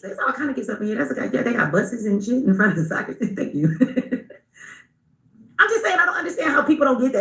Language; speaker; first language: English; native; English